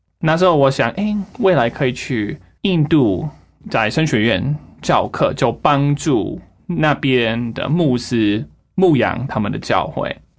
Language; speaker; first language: Chinese; non-native, fluent; English